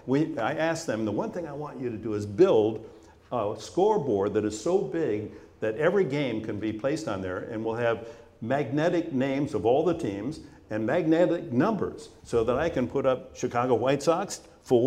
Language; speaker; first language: English; native; English